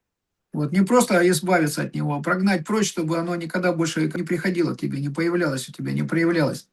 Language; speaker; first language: Russian; native; Russian